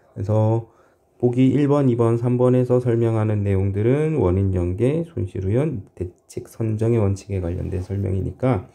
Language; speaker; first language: Korean; native; Korean